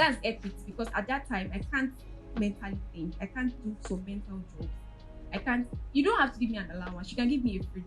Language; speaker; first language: English; non-native, local second language; Yoruba